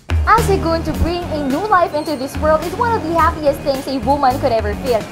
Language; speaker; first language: English; non-native, local second language; Spanish